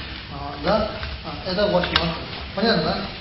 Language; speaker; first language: Russian; non-native, learner; Tibetan